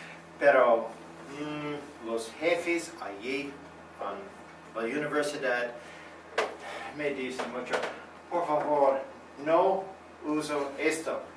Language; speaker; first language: Spanish; non-native, learner; English